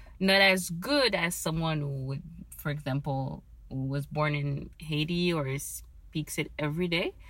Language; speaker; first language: English; non-native, fluent; French